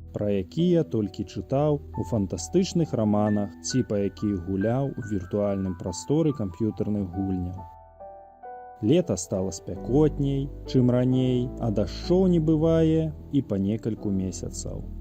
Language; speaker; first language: Belarusian; native; Belarusian